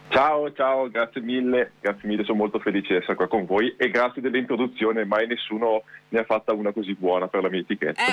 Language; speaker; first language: Italian; native; Italian